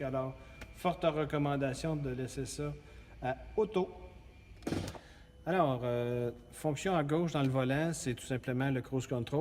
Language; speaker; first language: French; native; French